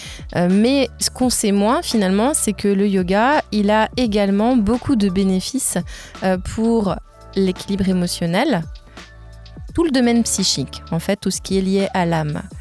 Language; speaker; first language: French; native; French